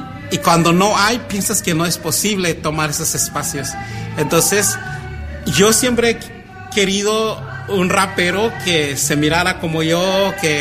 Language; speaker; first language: Spanish; non-native, local second language; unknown